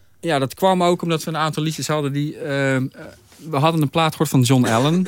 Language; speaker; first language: Dutch; native; Dutch